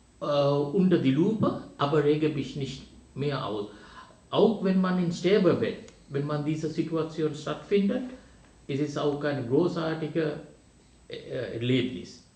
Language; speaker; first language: German; non-native, fluent; Sinhala